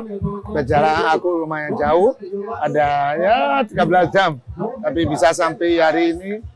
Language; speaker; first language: Indonesian; non-native, fluent; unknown